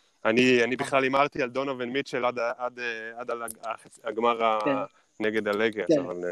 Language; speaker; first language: Hebrew; native; Hebrew